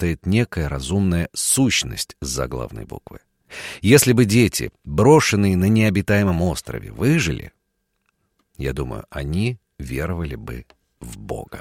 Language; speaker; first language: Russian; native; Russian